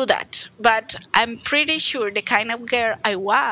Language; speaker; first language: English; non-native, fluent; Spanish